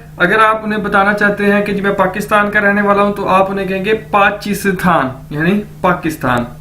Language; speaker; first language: Urdu; native; Urdu